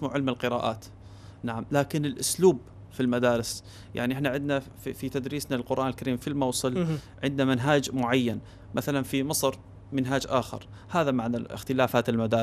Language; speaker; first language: Arabic; native; Arabic